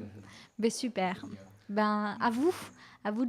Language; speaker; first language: French; native; French